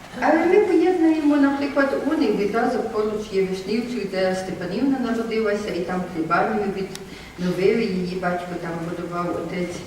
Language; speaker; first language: Ukrainian; native; Ukrainian